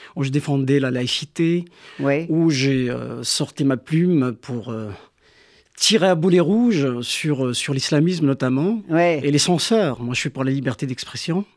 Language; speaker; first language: French; non-native, local second language; Kabyle